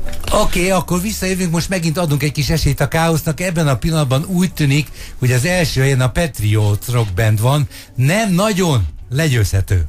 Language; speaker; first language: Hungarian; native; Hungarian